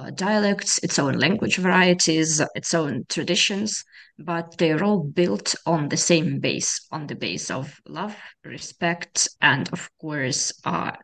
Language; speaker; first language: English; non-native, fluent; Ukrainian